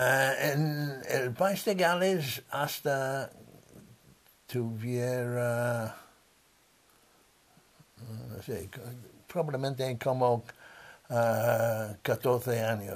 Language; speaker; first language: Spanish; non-native, fluent; English